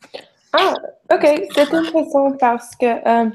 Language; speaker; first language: French; non-native, learner; English